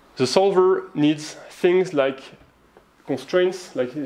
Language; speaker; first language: English; non-native, fluent; French